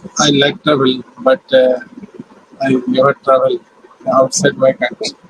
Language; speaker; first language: English; non-native, learner; Bangla